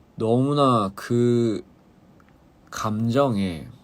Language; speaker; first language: Korean; early bilingual, other home language; English